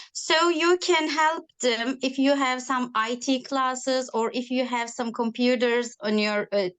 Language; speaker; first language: English; non-native, learner; Turkish